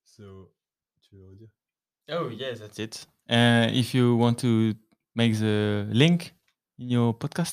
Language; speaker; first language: English; non-native, learner; French